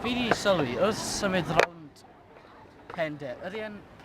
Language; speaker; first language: Welsh; non-native, local second language; English